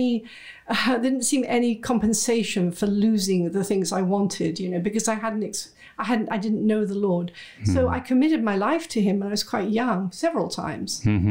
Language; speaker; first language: English; native; English